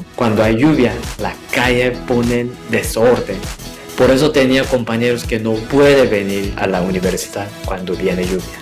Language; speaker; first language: Spanish; non-native, fluent; Korean